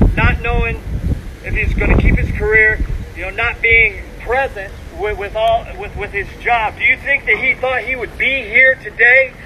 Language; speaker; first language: English; native; English